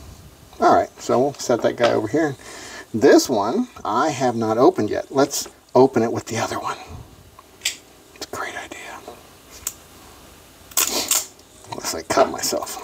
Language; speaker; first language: English; native; English